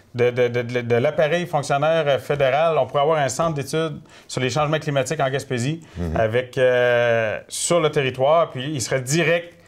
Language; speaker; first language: French; native; French